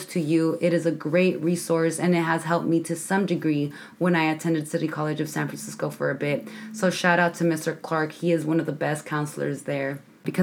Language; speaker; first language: English; native; English